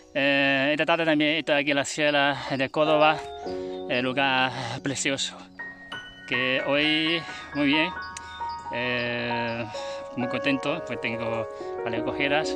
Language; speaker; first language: Spanish; non-native, learner; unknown